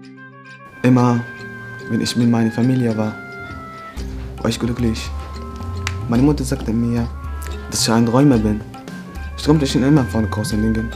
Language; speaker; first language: German; non-native, learner; Arabic